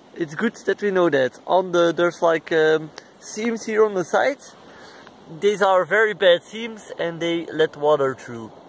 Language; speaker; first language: English; non-native, fluent; Dutch